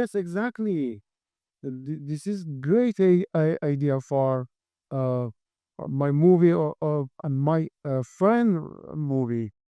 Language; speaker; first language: English; non-native, learner; Persian